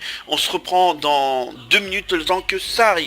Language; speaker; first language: French; native; French